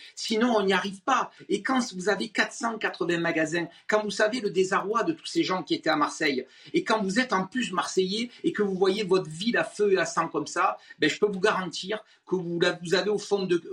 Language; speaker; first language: French; native; French